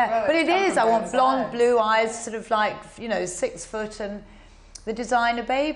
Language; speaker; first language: English; native; English